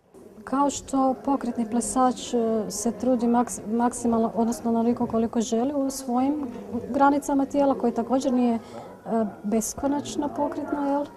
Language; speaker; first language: Bosnian; native; Bosnian